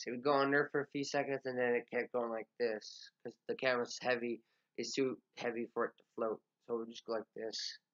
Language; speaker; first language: English; native; English